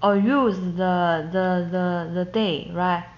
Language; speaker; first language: English; non-native, learner; Chinese